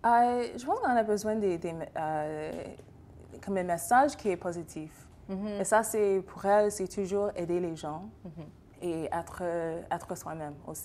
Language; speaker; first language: French; non-native, fluent; English